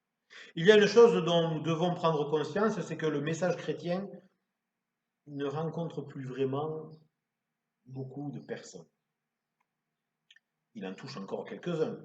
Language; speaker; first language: French; native; French